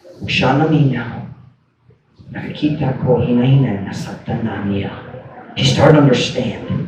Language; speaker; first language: Cebuano; non-native, fluent; English